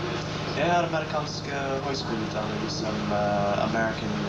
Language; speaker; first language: Norwegian; non-native, learner; English